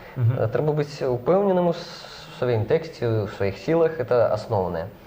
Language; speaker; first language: Belarusian; non-native, local second language; Russian